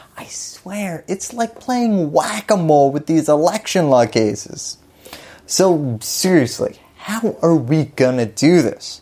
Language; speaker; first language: English; native; English